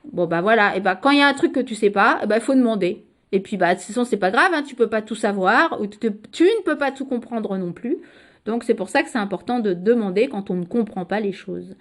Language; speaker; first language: French; native; French